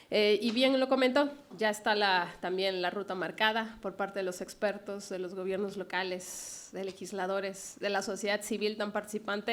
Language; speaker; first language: Spanish; native; Spanish